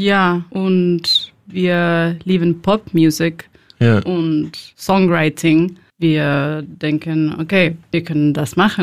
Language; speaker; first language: German; non-native, learner; Spanish